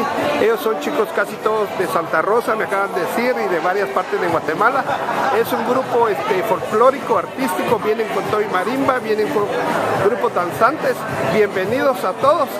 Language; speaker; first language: Spanish; native; Spanish